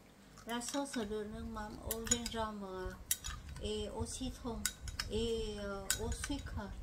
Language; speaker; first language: French; non-native, fluent; Vietnamese